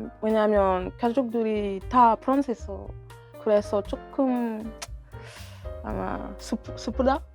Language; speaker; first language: Korean; non-native, learner; French